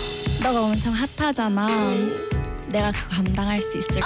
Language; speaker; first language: Korean; non-native, fluent; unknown